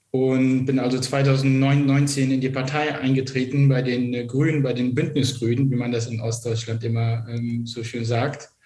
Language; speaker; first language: German; non-native, local second language; Kurdish